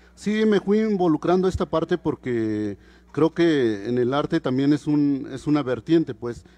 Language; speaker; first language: Spanish; non-native, local second language; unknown